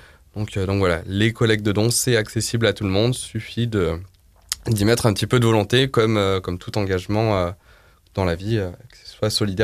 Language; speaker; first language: French; native; French